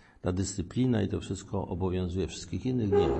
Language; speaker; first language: Polish; native; Polish